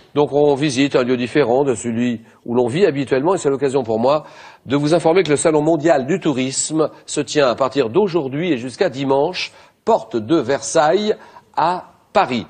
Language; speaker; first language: French; native; French